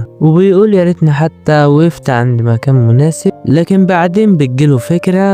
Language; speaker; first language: Arabic; native; Arabic